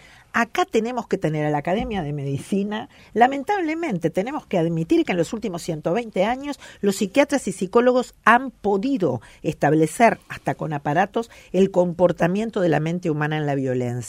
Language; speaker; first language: Spanish; native; Spanish